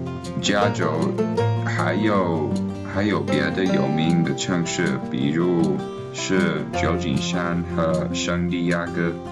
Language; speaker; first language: Chinese; non-native, learner; English